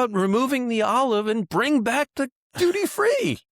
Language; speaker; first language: English; native; English